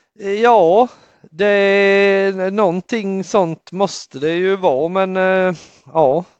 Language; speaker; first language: Swedish; native; Swedish